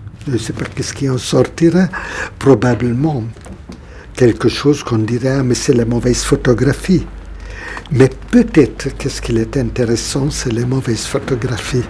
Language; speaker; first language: French; non-native, fluent; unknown